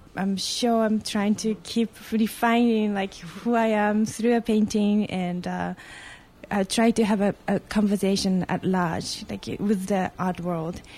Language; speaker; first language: English; non-native, fluent; Japanese